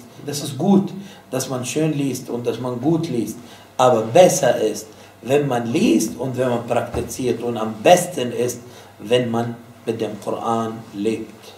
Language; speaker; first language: German; non-native, fluent; Arabic